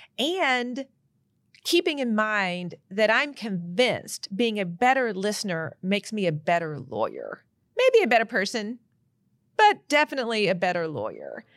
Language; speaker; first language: English; native; English